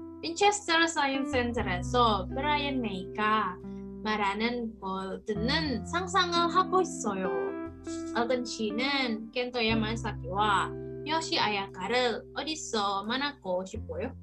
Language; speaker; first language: Korean; non-native, learner; Indonesian